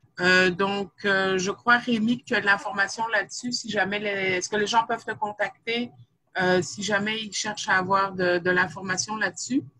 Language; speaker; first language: French; native; French